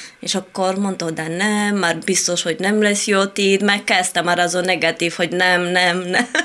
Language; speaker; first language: Hungarian; non-native, fluent; Romanian